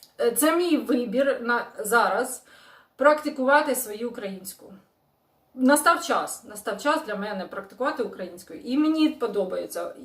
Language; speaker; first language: Ukrainian; non-native, local second language; Russian